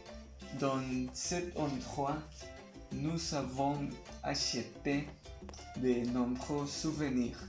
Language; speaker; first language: French; non-native, learner; Spanish